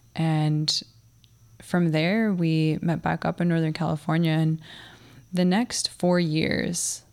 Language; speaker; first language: English; early bilingual, other home language; Russian